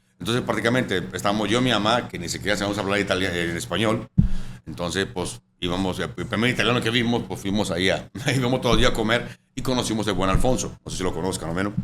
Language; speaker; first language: Spanish; non-native, fluent; Italian